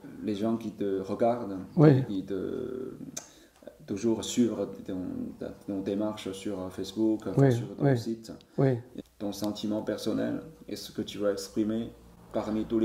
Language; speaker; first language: French; non-native, learner; Chinese